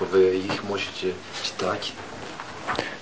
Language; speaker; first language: Russian; non-native, fluent; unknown